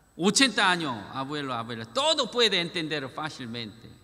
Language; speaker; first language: Spanish; non-native, learner; Korean